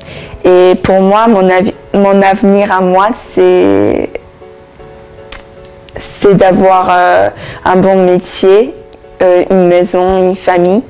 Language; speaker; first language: French; early bilingual, other home language; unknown